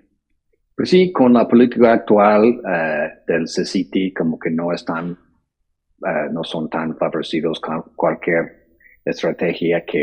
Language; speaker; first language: Spanish; non-native, fluent; English